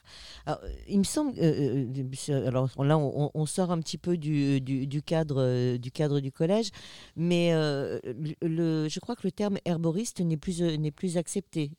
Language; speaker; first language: French; native; French